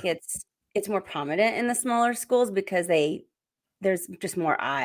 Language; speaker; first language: English; native; English